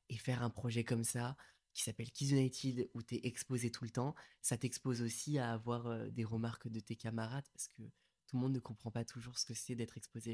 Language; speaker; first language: French; native; French